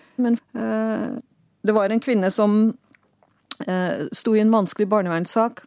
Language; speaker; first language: Norwegian; non-native, fluent; Dutch